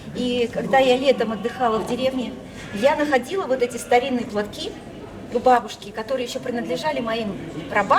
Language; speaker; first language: Russian; native; Russian